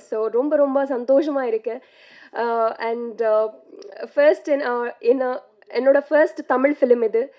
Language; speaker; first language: Tamil; non-native, learner; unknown